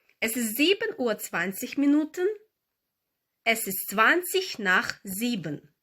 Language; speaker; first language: German; non-native, fluent; Ukrainian